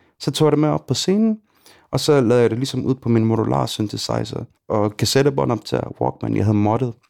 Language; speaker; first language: Danish; early bilingual, other home language; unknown